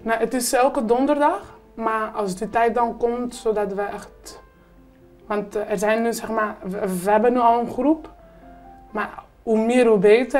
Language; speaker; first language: Dutch; early bilingual, other home language; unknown